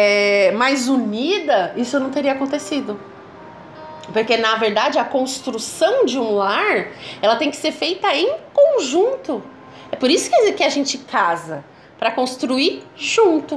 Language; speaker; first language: Portuguese; native; Portuguese